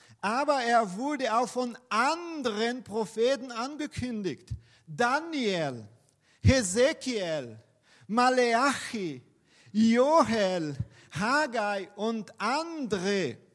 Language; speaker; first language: German; non-native, fluent; Portuguese